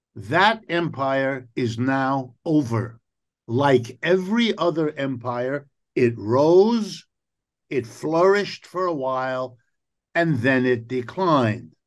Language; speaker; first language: English; native; English